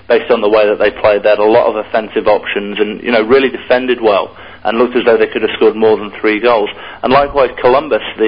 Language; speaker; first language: English; native; English